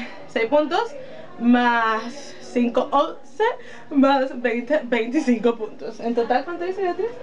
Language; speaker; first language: Spanish; native; Spanish